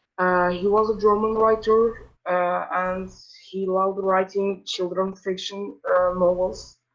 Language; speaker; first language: English; non-native, learner; Turkish